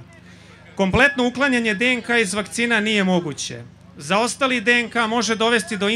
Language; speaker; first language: Serbian; native; Serbian